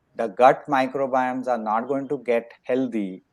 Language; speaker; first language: English; non-native, local second language; Marathi